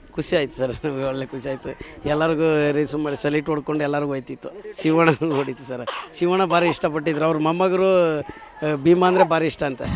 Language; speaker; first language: Kannada; non-native, local second language; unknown